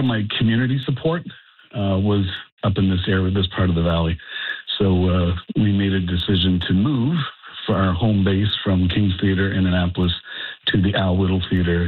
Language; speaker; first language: English; native; English